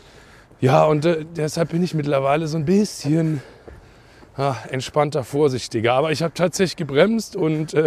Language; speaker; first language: German; native; German